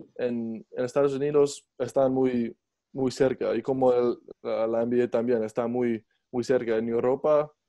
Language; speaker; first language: Spanish; non-native, learner; English